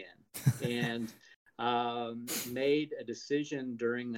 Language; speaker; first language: English; native; English